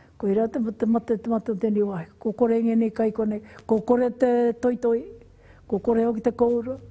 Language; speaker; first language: Māori; native; Māori